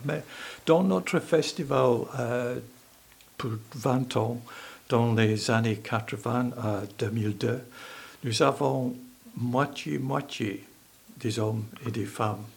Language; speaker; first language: French; non-native, learner; English